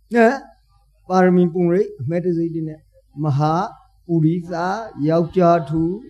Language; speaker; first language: Burmese; native; Burmese